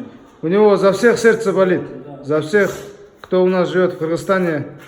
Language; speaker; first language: Russian; non-native, local second language; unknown